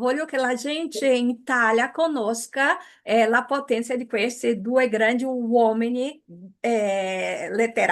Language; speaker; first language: Italian; early bilingual, heritage; Portuguese